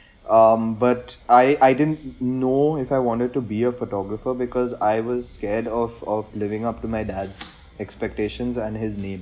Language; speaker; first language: English; non-native, local second language; Hindi